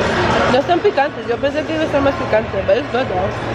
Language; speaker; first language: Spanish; early bilingual, heritage; Spanish